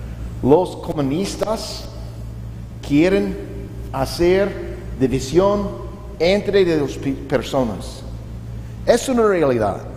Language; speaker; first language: Spanish; non-native, learner; English